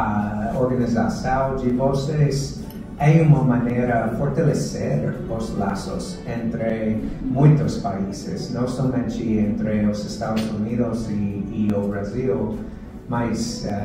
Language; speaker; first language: Portuguese; non-native, fluent; English